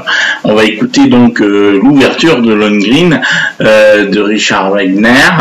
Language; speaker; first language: French; native; French